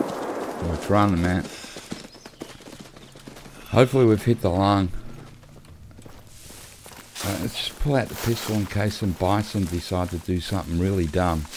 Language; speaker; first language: English; native; English